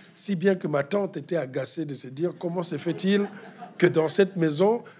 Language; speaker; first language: French; non-native, local second language; Kituba (Democratic Republic of Congo)